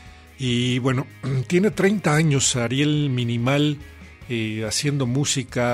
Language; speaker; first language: Spanish; native; Spanish